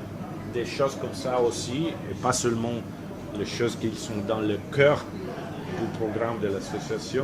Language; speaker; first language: French; non-native, fluent; Italian